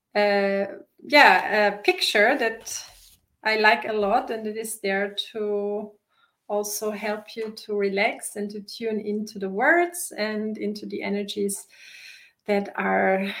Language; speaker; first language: English; non-native, fluent; German